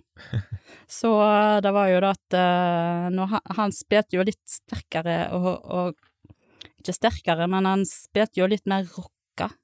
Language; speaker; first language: Norwegian; native; Norwegian